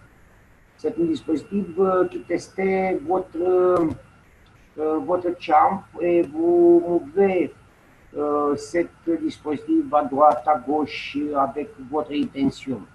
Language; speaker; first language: French; non-native, learner; Romanian